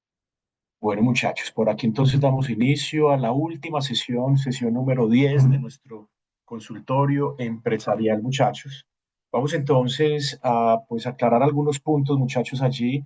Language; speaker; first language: Spanish; native; Spanish